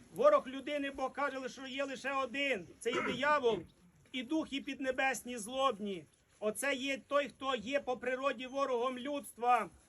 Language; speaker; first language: Ukrainian; native; Ukrainian